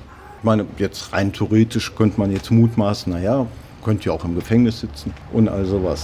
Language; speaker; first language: German; native; German